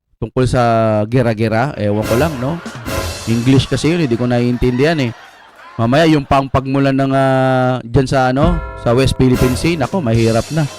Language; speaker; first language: Filipino; non-native, local second language; Iloko